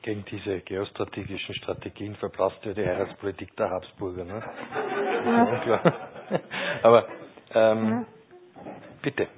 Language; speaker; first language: German; native; German